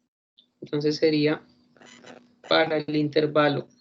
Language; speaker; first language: Spanish; native; Spanish